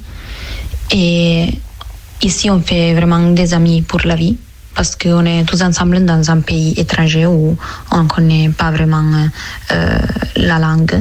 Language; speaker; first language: French; non-native, fluent; Italian